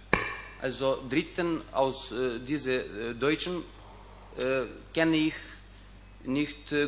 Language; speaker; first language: German; non-native, fluent; Ukrainian